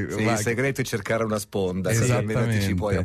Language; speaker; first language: Italian; native; Italian